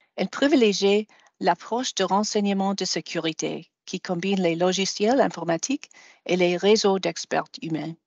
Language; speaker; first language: French; non-native, fluent; English